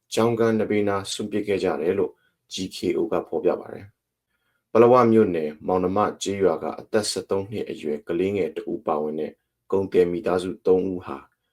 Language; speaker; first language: Burmese; non-native, local second language; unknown